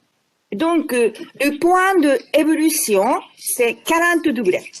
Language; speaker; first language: French; non-native, fluent; Japanese